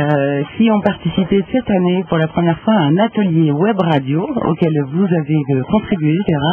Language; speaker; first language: French; native; French